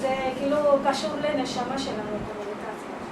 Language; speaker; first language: Hebrew; non-native, fluent; Marathi